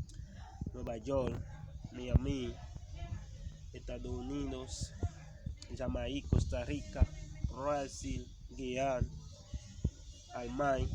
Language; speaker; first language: Spanish; non-native, learner; Haitian Creole